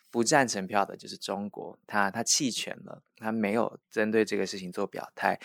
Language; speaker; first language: Chinese; native; Chinese